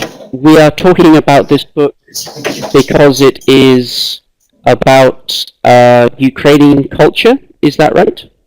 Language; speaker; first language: English; non-native, fluent; Russian